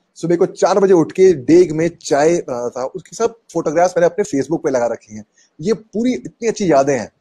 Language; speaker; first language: Hindi; native; Hindi